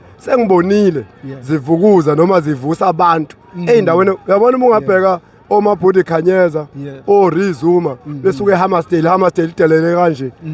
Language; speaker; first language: Zulu; native; Zulu